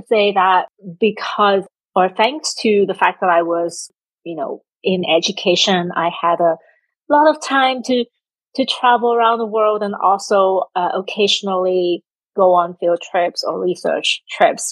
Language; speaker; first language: English; non-native, local second language; Cantonese